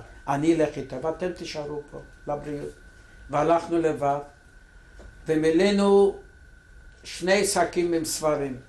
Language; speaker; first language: Hebrew; non-native, fluent; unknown